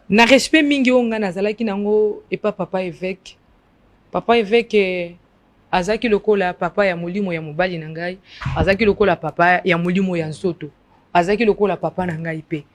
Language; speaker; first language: Lingala; non-native, local second language; Luba-Lulua